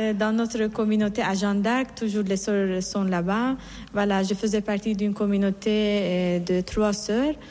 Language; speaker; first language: French; non-native, fluent; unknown